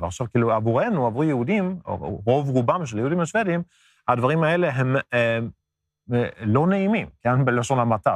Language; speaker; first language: Hebrew; non-native, fluent; Swedish